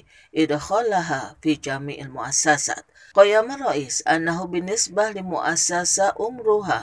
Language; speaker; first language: Arabic; non-native, fluent; Indonesian